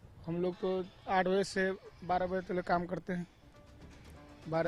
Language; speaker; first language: Hindi; native; Hindi